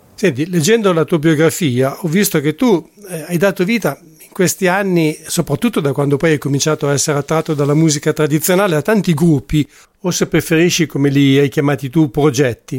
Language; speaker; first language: Italian; native; Italian